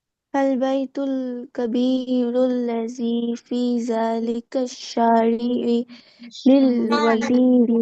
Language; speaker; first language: Arabic; non-native, learner; Bangla